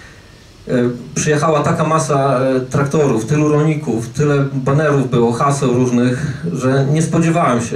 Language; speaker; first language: Polish; native; Polish